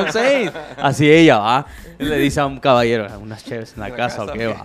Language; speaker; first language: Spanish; early bilingual, heritage; Spanish